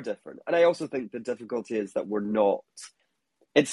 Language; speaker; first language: English; native; English